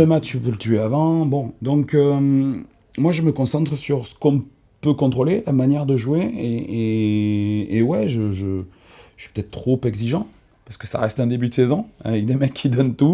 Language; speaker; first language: French; native; French